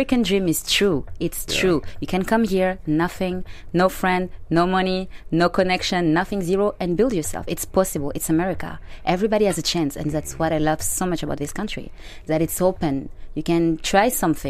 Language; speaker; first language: English; non-native, fluent; French